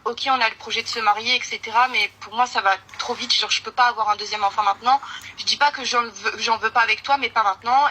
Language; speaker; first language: French; early bilingual, other home language; Arabic